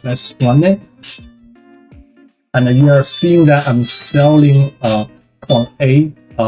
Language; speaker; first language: English; non-native, fluent; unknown